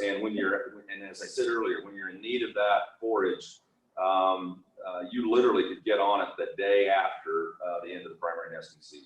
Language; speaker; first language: English; native; English